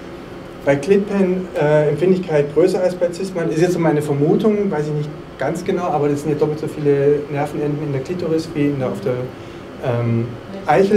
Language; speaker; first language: German; native; German